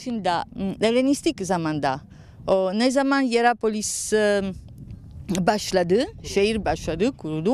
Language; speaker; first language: Turkish; non-native, learner; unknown